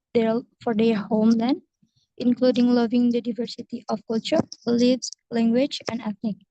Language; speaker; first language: English; non-native, learner; Indonesian